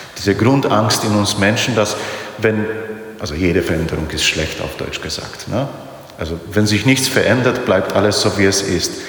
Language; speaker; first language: German; non-native, fluent; Polish